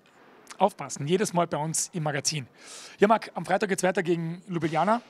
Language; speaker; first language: German; native; German